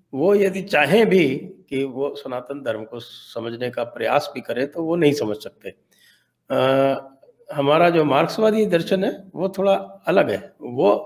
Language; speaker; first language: Hindi; native; Hindi